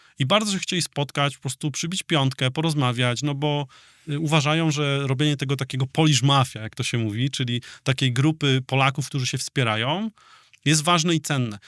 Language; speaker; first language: Polish; native; Polish